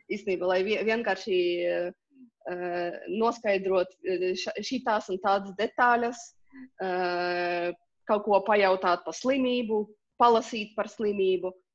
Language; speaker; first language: Latvian; non-native, local second language; Russian